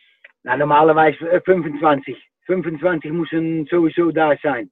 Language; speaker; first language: German; non-native, fluent; Dutch